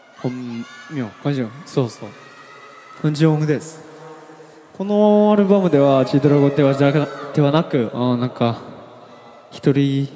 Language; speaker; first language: Japanese; non-native, learner; Korean